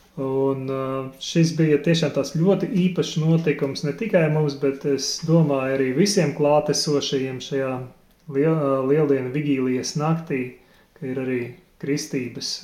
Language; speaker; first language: Latvian; native; Latvian